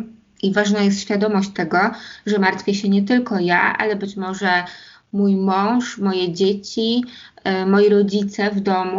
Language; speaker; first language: Polish; native; Polish